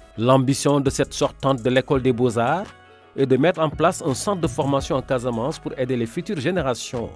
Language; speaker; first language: French; native; French